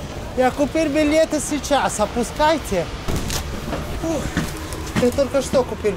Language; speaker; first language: Russian; non-native, learner; Italian